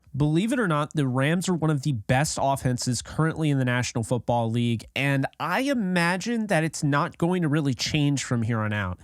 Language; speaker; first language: English; native; English